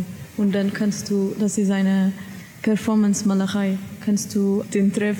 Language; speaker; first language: German; non-native, learner; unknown